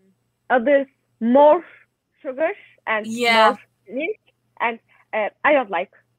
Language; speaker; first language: English; non-native, learner; Turkish